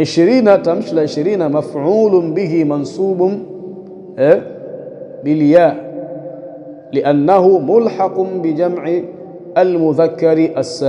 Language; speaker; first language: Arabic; non-native, fluent; Swahili